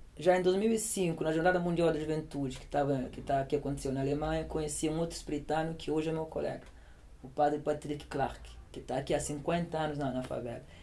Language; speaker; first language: Portuguese; non-native, local second language; Kabuverdianu